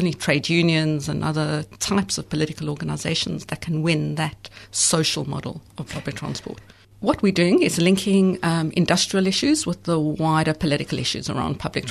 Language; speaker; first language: English; native; English